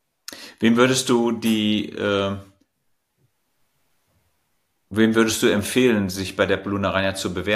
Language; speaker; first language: German; native; German